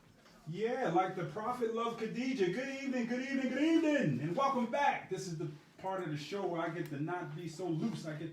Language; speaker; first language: English; native; English